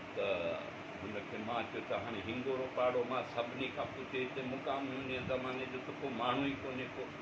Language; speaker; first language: Sindhi; non-native, local second language; Urdu